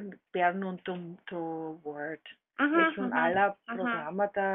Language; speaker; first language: Greek; non-native, learner; German